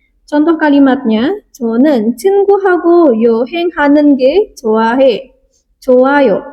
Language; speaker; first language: Korean; non-native, fluent; Indonesian